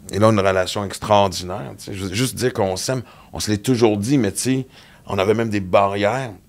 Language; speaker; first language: French; native; French